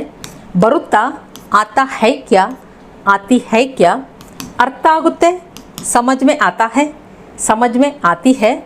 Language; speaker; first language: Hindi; non-native, local second language; Kannada